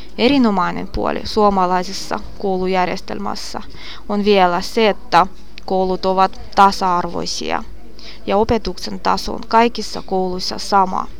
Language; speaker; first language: Finnish; non-native, fluent; Russian